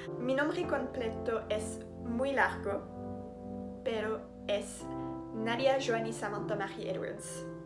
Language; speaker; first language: Spanish; non-native, learner; French